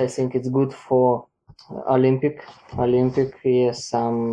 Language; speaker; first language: English; non-native, learner; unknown